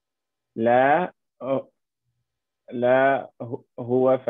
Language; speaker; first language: Arabic; non-native, learner; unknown